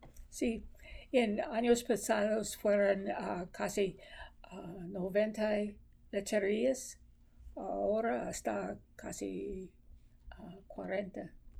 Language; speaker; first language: Spanish; non-native, learner; English